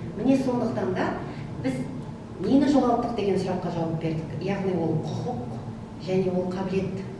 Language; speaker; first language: Kazakh; non-native, local second language; Russian